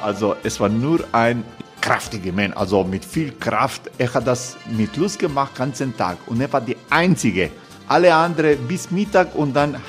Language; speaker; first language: German; non-native, learner; Croatian